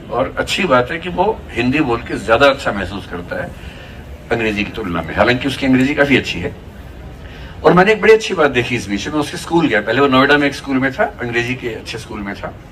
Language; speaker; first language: Hindi; native; Hindi